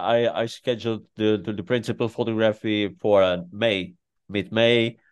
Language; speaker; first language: English; non-native, fluent; Czech